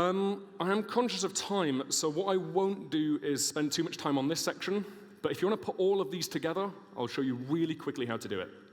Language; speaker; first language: English; native; English